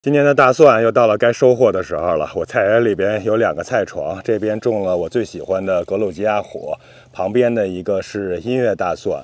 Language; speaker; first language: Chinese; native; Chinese